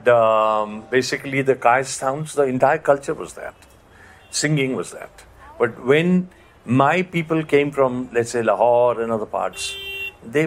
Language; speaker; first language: English; non-native, local second language; Punjabi